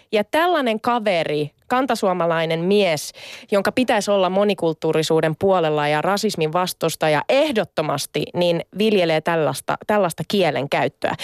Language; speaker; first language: Finnish; early bilingual, other home language; Sinhala